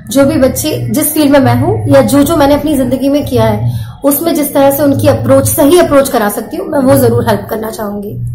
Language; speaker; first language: Hindi; native; Hindi